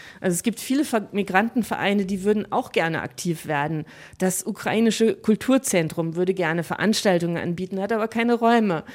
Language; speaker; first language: German; native; German